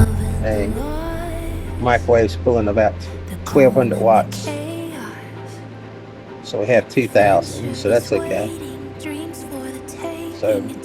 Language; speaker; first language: English; native; English